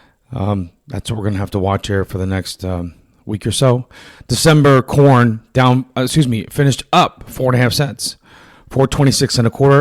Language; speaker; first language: English; native; English